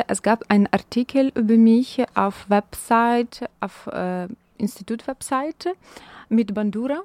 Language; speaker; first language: German; non-native, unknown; Ukrainian